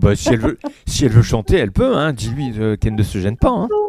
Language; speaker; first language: French; native; French